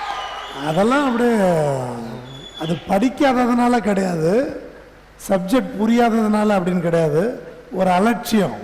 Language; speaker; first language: Tamil; native; Tamil